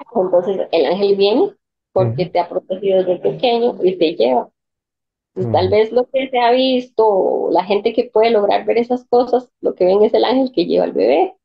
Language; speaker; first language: Spanish; native; Spanish